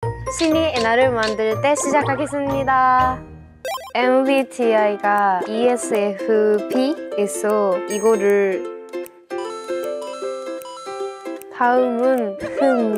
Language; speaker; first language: Korean; non-native, learner; Japanese